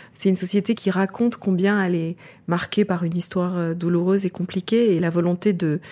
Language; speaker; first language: French; native; French